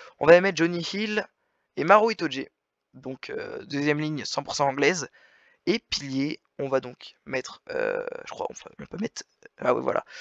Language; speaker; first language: French; native; French